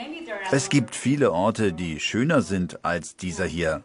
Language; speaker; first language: German; non-native, fluent; Spanish